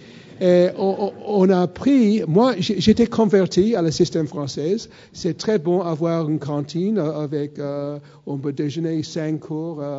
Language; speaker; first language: French; non-native, fluent; English